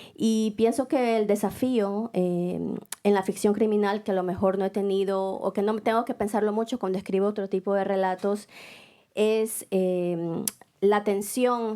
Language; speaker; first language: Spanish; native; Spanish